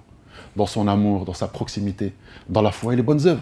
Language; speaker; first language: French; native; French